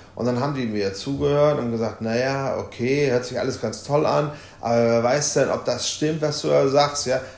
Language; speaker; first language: German; native; German